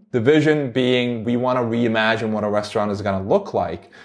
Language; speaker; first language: English; non-native, fluent; Turkish